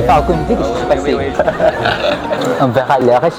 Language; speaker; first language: French; non-native, learner; Filipino